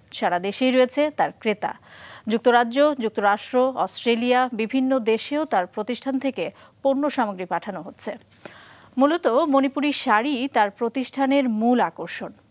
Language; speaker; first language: Bangla; native; Bangla